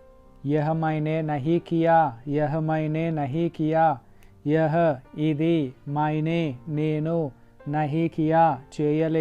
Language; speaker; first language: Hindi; non-native, local second language; Telugu